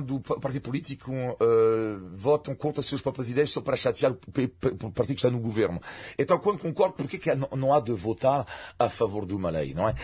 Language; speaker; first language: Portuguese; non-native, fluent; French